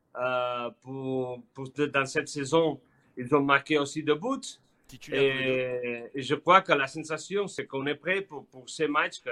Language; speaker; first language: French; non-native, learner; Spanish